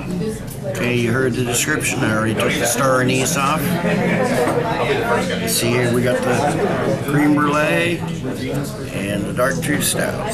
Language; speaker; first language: English; native; English